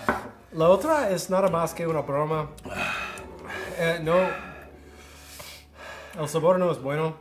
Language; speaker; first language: Spanish; non-native, fluent; English